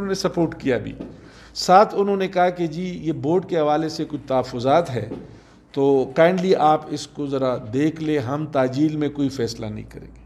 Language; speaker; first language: Urdu; non-native, local second language; Pashto